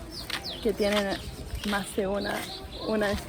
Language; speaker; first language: Spanish; non-native, learner; English